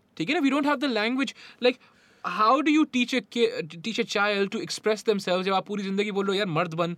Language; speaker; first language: English; non-native, local second language; Hindi